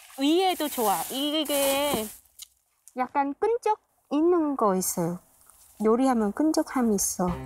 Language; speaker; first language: Korean; non-native, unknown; Vietnamese